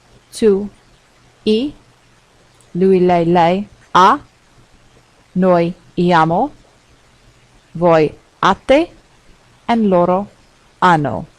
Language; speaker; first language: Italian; non-native, fluent; English